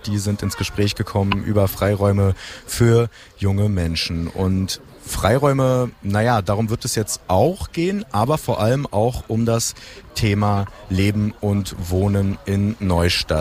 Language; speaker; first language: German; native; German